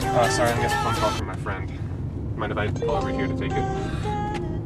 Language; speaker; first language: English; native; English